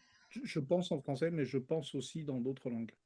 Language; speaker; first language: French; early bilingual, other home language; Spanish